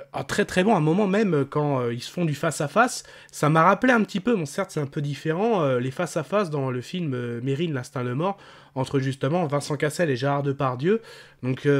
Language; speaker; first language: French; native; French